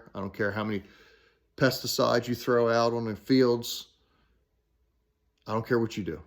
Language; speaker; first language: English; native; English